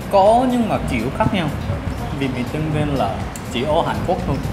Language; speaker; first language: Vietnamese; non-native, fluent; Korean